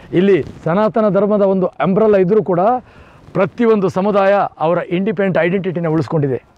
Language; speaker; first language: Kannada; non-native, local second language; Kodava